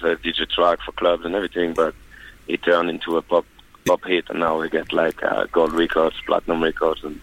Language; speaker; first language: English; non-native, fluent; French